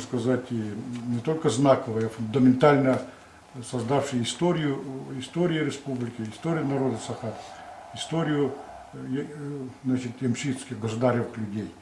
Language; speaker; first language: Russian; non-native, local second language; Yakut